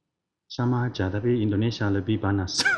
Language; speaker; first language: Indonesian; non-native, learner; Chinese